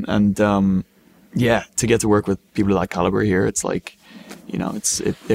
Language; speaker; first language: English; native; English